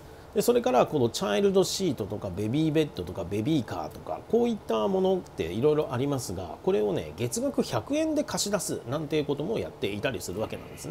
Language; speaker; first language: Japanese; native; Japanese